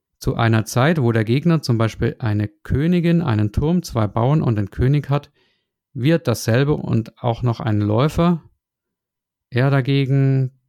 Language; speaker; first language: German; native; German